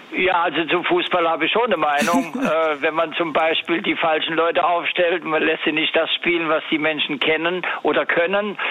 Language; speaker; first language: German; native; German